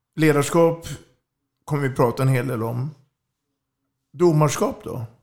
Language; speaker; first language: Swedish; native; Swedish